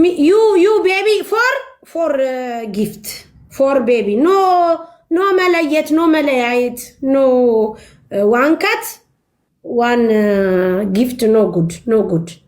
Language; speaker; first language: English; non-native, learner; Amharic